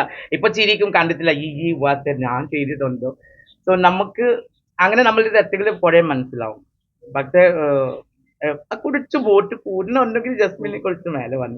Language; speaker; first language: Malayalam; non-native, local second language; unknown